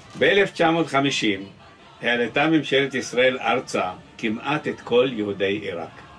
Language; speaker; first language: Hebrew; early bilingual, other home language; Arabic